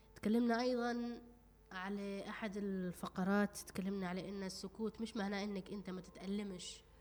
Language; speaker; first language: Arabic; native; Arabic